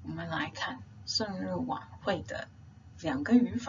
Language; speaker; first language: Chinese; non-native, fluent; English